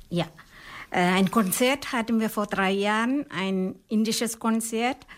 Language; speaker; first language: German; non-native, fluent; Malayalam